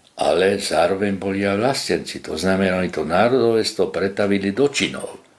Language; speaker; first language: Slovak; non-native, local second language; Hungarian